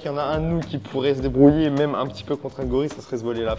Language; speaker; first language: French; native; French